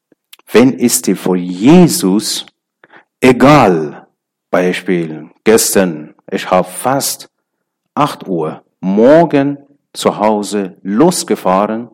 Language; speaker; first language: German; non-native, learner; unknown